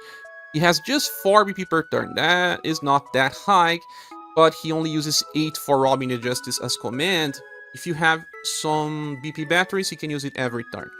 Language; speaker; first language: English; non-native, fluent; Portuguese